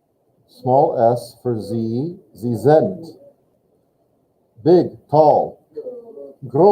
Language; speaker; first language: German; non-native, fluent; English